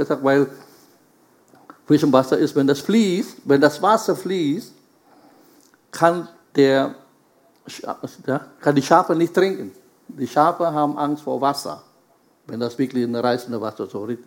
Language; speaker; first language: German; non-native, fluent; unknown